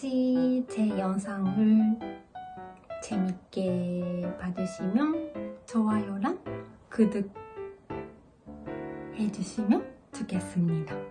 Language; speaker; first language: Korean; non-native, learner; Japanese